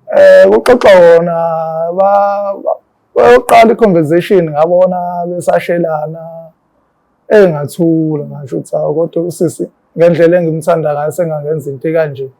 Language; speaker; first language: Zulu; native; Zulu